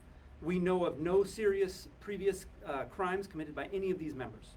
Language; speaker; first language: English; native; English